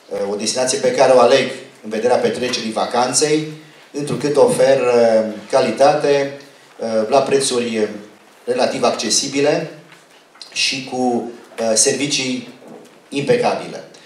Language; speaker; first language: Romanian; native; Romanian